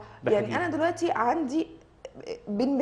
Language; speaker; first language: Arabic; native; Arabic